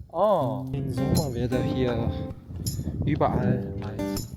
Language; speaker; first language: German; non-native, learner; Chinese